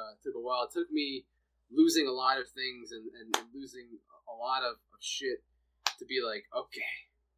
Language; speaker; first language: English; native; English